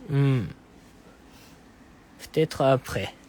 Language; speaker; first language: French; non-native, learner; Japanese